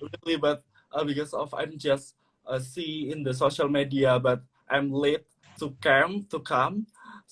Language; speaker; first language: English; non-native, learner; Indonesian